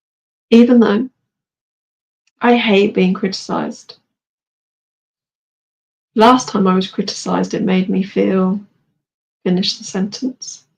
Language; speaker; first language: English; native; English